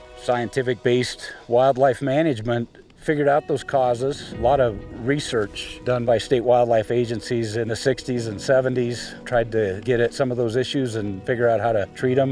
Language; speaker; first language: English; native; English